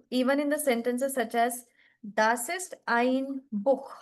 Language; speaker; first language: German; non-native, fluent; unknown